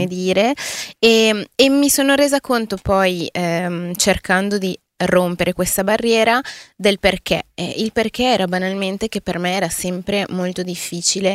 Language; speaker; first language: Italian; early bilingual, other home language; Spanish